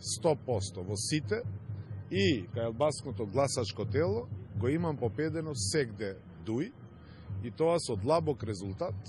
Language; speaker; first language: Macedonian; non-native, local second language; Albanian